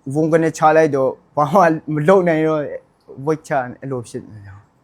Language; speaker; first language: Burmese; non-native, local second language; Hakha Chin